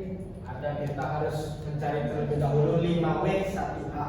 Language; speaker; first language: Indonesian; native; Indonesian